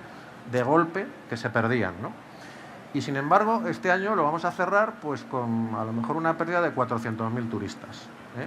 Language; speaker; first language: Spanish; native; Spanish